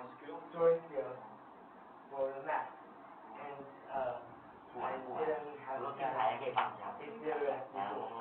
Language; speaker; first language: English; non-native, learner; Chinese